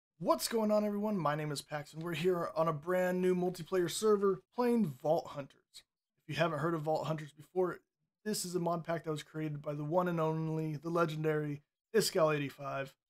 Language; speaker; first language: English; native; English